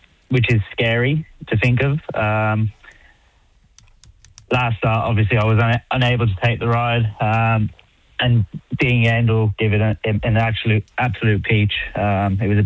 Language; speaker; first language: English; native; English